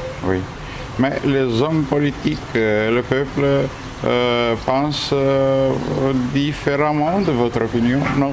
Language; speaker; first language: French; non-native, fluent; Romanian